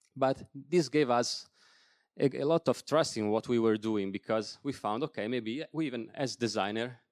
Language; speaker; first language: English; non-native, fluent; Italian